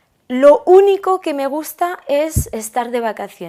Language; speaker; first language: Spanish; non-native, fluent; French